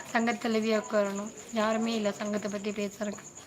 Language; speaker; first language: Tamil; non-native, local second language; Kannada